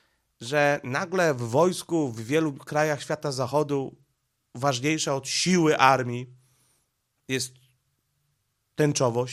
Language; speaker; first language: Polish; native; Polish